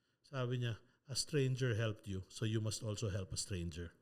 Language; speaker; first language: English; non-native, local second language; Filipino